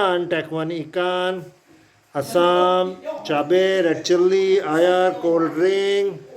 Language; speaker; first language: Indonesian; non-native, learner; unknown